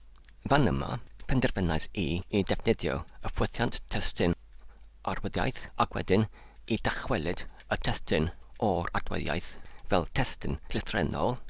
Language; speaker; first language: Welsh; non-native, learner; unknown